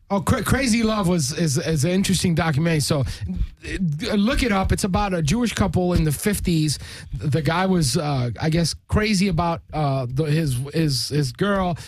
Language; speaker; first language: English; early bilingual, other home language; Spanish